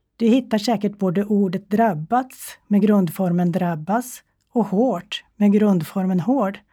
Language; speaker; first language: Swedish; native; Swedish